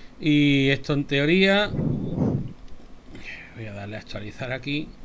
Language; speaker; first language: Spanish; native; Spanish